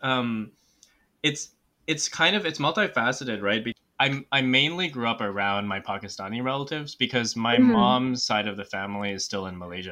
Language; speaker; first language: English; native; English